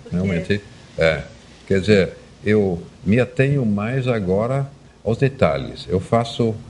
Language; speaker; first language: Portuguese; non-native, fluent; German